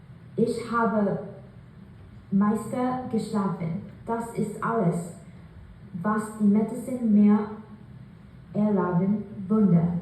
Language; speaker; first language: German; non-native, learner; English